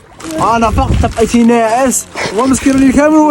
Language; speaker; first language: Arabic; native; Arabic